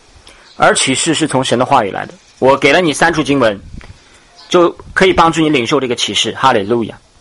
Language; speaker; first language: Chinese; native; Chinese